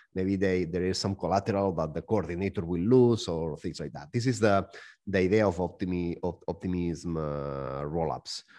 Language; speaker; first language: English; non-native, fluent; Spanish